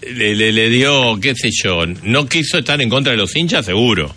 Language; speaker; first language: Spanish; native; Spanish